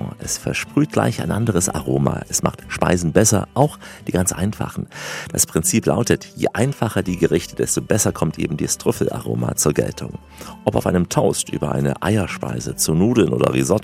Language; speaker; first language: German; native; German